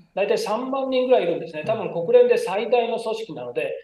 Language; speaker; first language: Japanese; native; Japanese